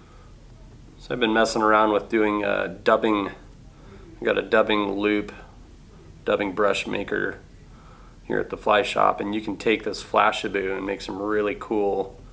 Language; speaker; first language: English; native; English